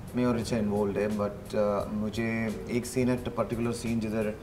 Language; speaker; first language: Hindi; non-native, local second language; Malayalam